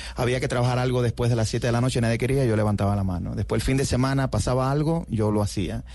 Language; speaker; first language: Spanish; native; Spanish